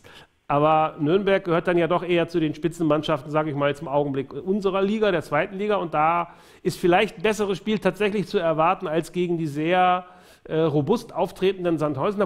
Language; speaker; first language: German; native; German